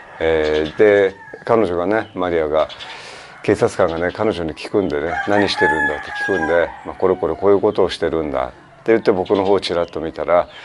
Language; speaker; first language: Japanese; native; Japanese